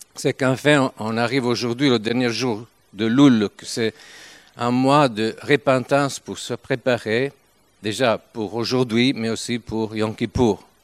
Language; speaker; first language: French; non-native, fluent; Italian